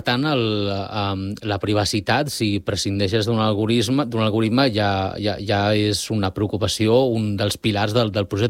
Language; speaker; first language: Catalan; native; Catalan